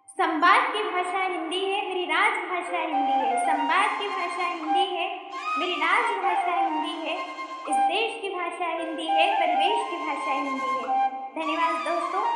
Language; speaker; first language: Hindi; native; Hindi